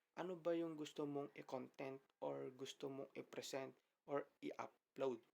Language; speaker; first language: Filipino; non-native, local second language; Iloko